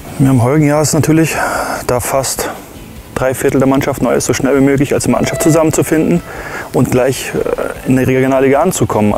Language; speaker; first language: German; native; German